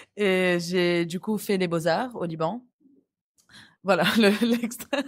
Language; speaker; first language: French; non-native, local second language; Arabic